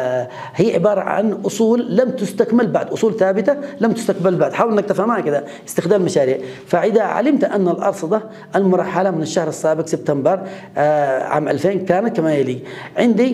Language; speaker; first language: Arabic; native; Arabic